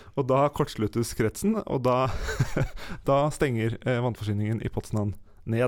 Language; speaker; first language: Norwegian; native; Norwegian